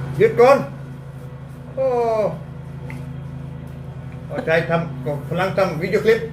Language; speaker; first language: Thai; non-native, learner; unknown